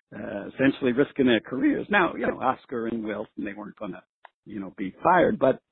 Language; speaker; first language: English; native; English